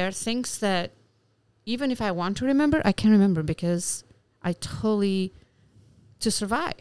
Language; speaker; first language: English; non-native, fluent; Albanian